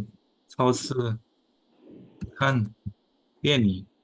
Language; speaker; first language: Chinese; non-native, fluent; Indonesian